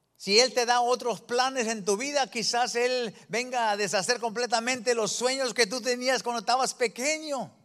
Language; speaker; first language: Spanish; early bilingual, heritage; Spanish